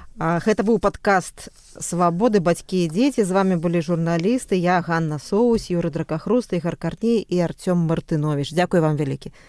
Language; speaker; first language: Belarusian; non-native, local second language; Russian